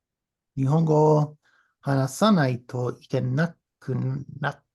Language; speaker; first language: Japanese; non-native, learner; English